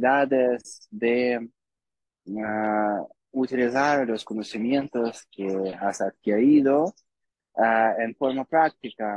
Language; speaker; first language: Spanish; non-native, learner; Russian